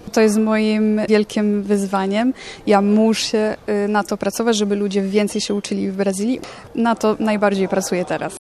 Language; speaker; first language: Polish; non-native, fluent; Portuguese